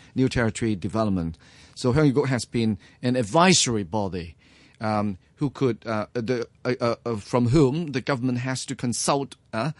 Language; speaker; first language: English; non-native, local second language; Cantonese